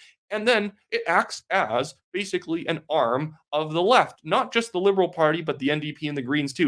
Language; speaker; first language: English; native; English